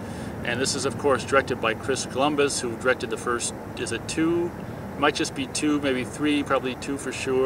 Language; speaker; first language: English; native; English